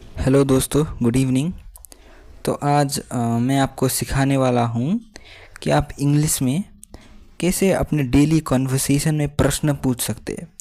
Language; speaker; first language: Hindi; native; Hindi